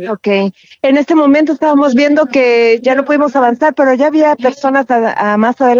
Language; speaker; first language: Spanish; native; Spanish